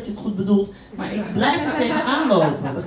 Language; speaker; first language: Dutch; native; Dutch